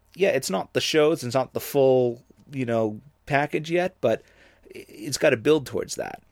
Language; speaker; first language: English; native; English